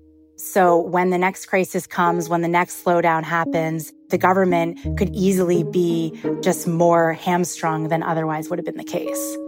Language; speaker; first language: English; native; English